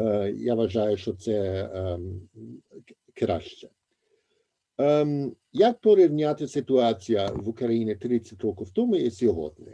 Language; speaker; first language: Ukrainian; non-native, fluent; German